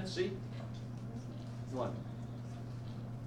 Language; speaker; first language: Spanish; non-native, fluent; English